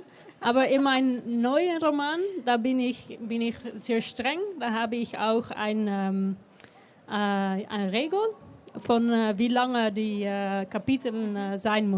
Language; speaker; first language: German; non-native, learner; Dutch